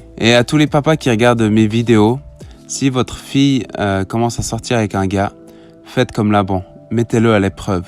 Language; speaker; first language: French; native; French